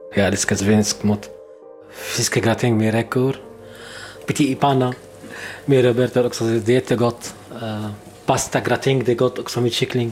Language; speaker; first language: Swedish; non-native, learner; Arabic